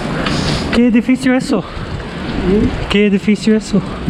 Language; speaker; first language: Spanish; non-native, learner; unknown